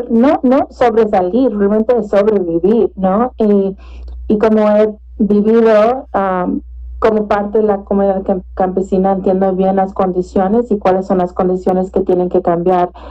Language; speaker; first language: Spanish; early bilingual, heritage; Spanish